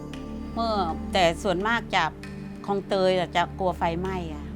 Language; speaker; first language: Thai; native; Thai